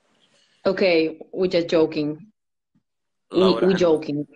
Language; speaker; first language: English; non-native, fluent; Polish